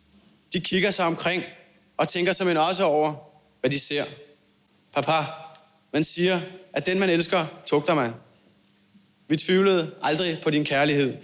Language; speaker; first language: Danish; native; Danish